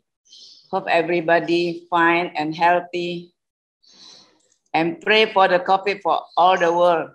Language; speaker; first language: English; non-native, fluent; Indonesian